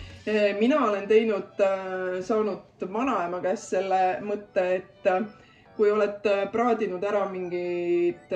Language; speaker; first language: Estonian; native; Estonian